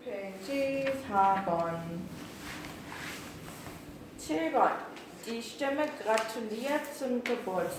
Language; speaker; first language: German; non-native, learner; Korean